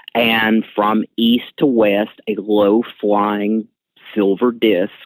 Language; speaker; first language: English; native; English